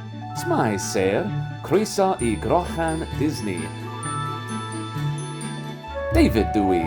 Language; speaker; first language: Welsh; non-native, learner; English